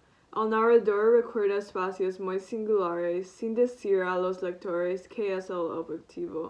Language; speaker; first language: Spanish; non-native, learner; English